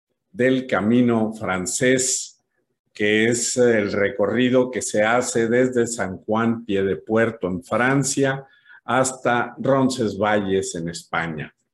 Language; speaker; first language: Spanish; native; Spanish